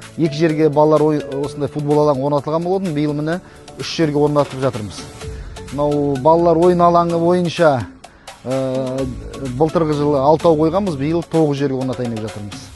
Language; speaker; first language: Kazakh; native; Kazakh